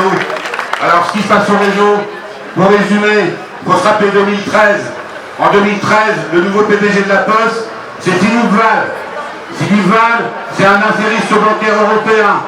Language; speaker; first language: French; native; French